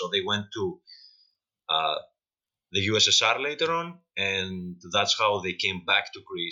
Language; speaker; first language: English; non-native, fluent; Greek